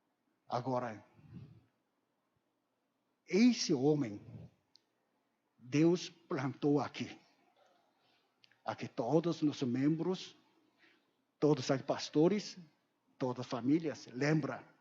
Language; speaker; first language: Portuguese; non-native, learner; Korean